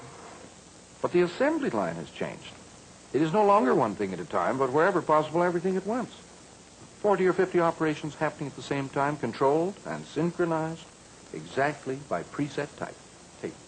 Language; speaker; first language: English; native; English